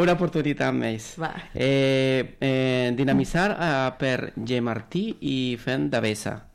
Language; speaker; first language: Catalan; non-native, learner; Spanish